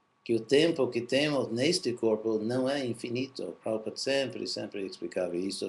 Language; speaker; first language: Portuguese; non-native, fluent; English